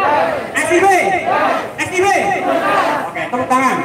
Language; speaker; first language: Indonesian; native; Indonesian